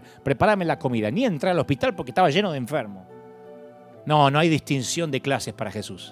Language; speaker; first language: Spanish; native; Spanish